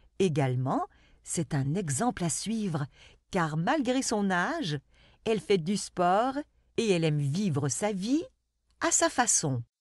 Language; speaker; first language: French; non-native, local second language; Arabic